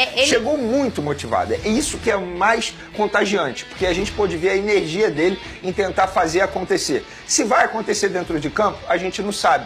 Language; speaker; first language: Portuguese; native; Portuguese